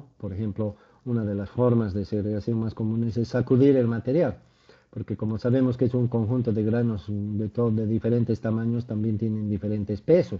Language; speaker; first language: Spanish; native; Spanish